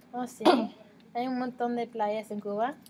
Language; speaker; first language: Spanish; non-native, learner; English